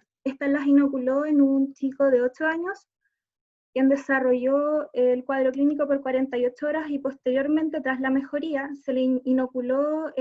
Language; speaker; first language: Spanish; native; Spanish